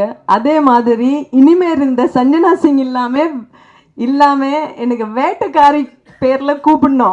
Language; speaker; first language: Tamil; non-native, local second language; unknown